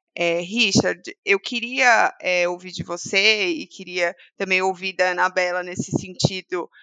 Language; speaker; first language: Portuguese; native; Portuguese